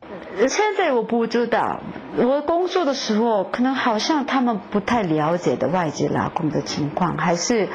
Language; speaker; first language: Chinese; non-native, fluent; Korean